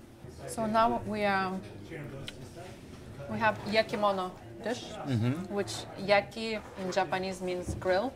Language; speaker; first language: English; non-native, fluent; Lithuanian